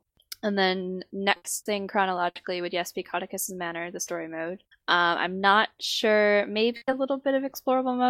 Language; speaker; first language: English; native; English